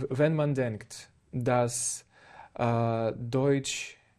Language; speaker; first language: German; non-native, fluent; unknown